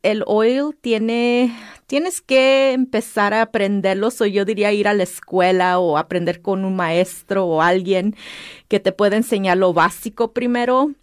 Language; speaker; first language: Spanish; early bilingual, heritage; Spanish